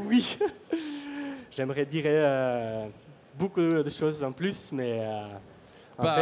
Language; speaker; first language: French; non-native, fluent; Norwegian